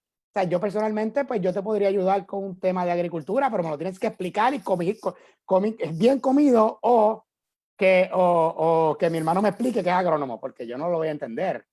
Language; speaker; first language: Spanish; native; Spanish